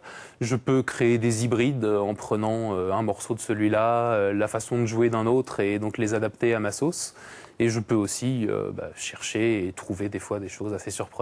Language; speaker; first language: French; native; French